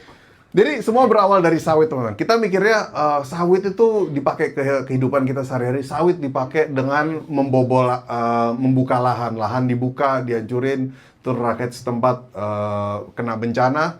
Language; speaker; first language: Indonesian; native; Indonesian